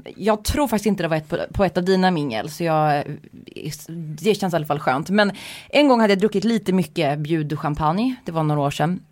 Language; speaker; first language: Swedish; native; Swedish